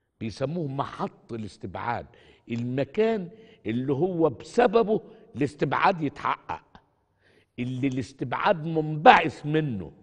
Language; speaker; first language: Arabic; native; Arabic